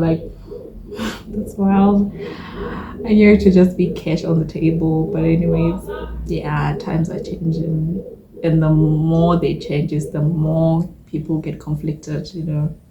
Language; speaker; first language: English; non-native, local second language; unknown